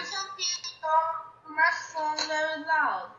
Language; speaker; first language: English; non-native, learner; Chinese